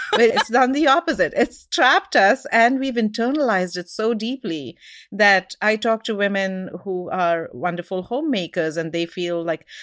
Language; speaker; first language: English; non-native, local second language; Hindi